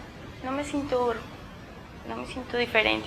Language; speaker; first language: Portuguese; non-native, fluent; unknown